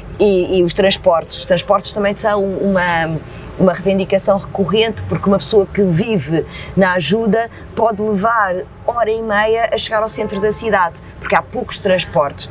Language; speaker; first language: Portuguese; early bilingual, other home language; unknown